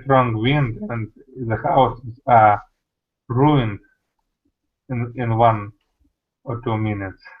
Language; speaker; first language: English; non-native, learner; Russian